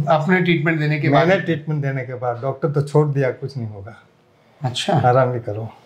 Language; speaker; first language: Hindi; non-native, local second language; Gujarati